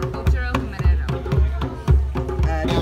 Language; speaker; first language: Spanish; non-native, learner; English